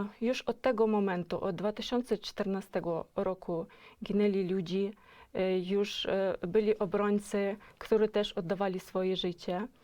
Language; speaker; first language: Polish; non-native, fluent; Ukrainian